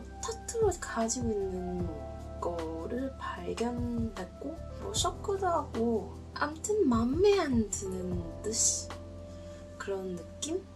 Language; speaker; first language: Korean; non-native, learner; Cantonese